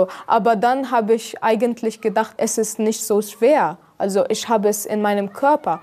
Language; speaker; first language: German; non-native, fluent; Arabic